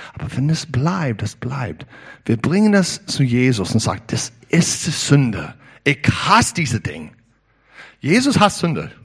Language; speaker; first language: German; non-native, learner; English